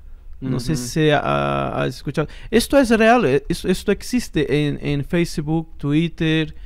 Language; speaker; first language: Spanish; non-native, fluent; Portuguese